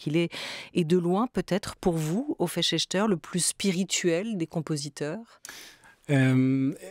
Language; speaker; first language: French; native; French